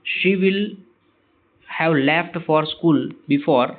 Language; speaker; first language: English; non-native, local second language; Gujarati